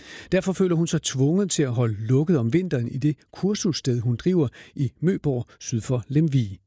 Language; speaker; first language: Danish; native; Danish